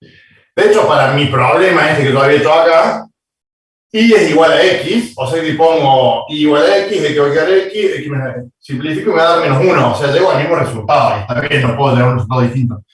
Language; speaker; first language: Spanish; native; Spanish